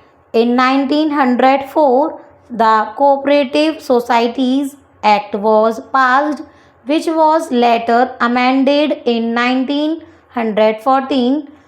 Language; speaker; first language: English; non-native, local second language; Hindi